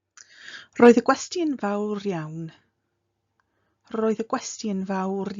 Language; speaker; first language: Welsh; non-native, fluent; English